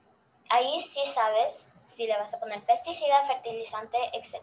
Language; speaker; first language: Spanish; early bilingual, heritage; Spanish